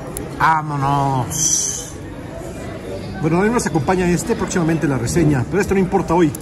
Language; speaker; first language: Spanish; native; Spanish